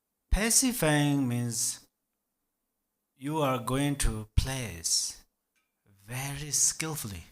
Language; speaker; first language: English; non-native, learner; Tibetan